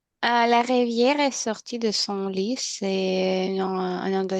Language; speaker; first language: French; non-native, learner; Ukrainian